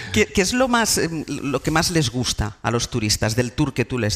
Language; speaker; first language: Spanish; native; Spanish